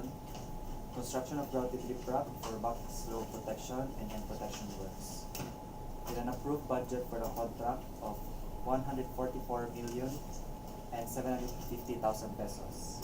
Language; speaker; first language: English; non-native, local second language; Cebuano